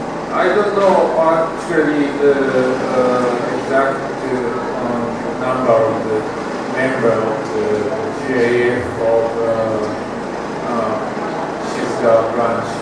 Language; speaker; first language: English; non-native, learner; Japanese